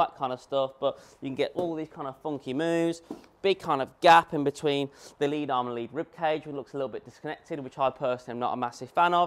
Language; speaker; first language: English; native; English